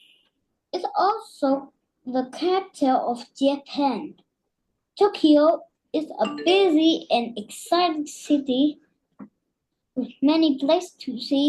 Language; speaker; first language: English; non-native, learner; Vietnamese